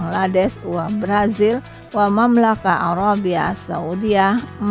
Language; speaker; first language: Arabic; non-native, fluent; Indonesian